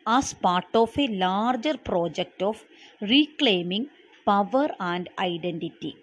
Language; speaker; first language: English; non-native, local second language; Malayalam